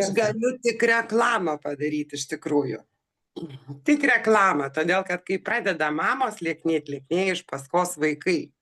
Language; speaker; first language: Lithuanian; native; Lithuanian